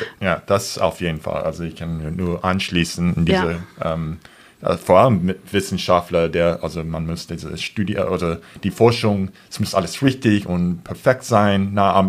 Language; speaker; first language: German; non-native, fluent; English